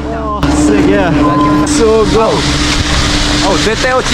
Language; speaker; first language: Japanese; native; Japanese